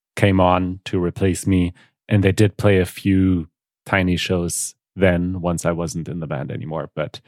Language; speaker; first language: English; non-native, fluent; German